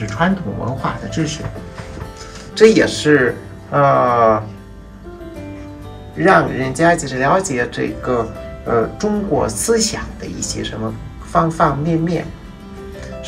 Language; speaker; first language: Chinese; non-native, fluent; Russian